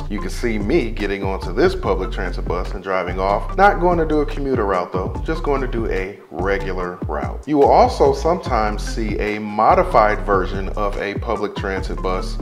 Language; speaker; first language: English; native; English